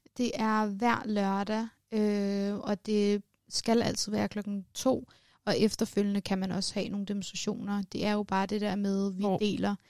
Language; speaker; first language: Danish; early bilingual, other home language; Persian